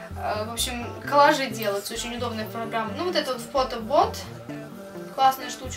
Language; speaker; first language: Russian; native; Russian